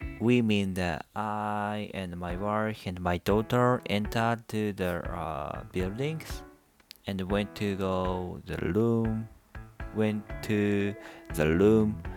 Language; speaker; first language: English; non-native, learner; Japanese